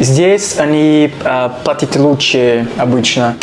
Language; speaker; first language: Russian; non-native, learner; Portuguese